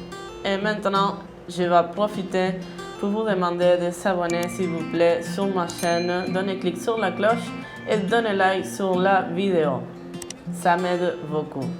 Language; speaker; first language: French; non-native, fluent; Spanish